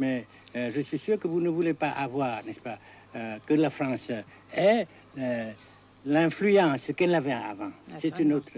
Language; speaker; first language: French; non-native, local second language; Vietnamese